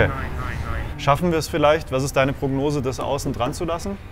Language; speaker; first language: German; native; German